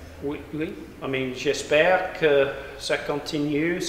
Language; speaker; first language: French; non-native, learner; English